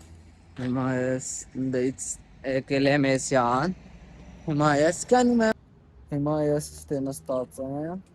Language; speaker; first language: Armenian; non-native, learner; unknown